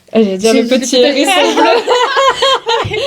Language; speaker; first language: French; native; French